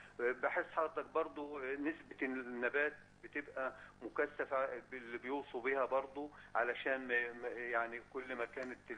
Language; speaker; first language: Arabic; native; Arabic